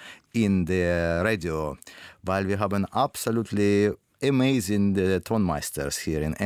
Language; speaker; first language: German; non-native, learner; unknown